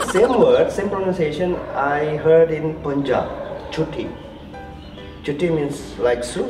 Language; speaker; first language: English; non-native, learner; Indonesian